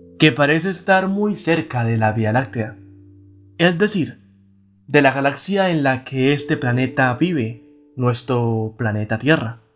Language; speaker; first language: Spanish; native; Spanish